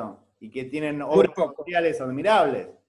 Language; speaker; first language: Spanish; native; Spanish